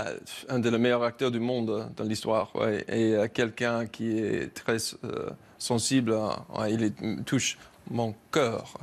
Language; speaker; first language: French; non-native, learner; English